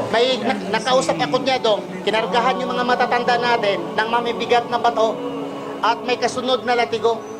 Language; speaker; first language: Filipino; non-native, local second language; Cebuano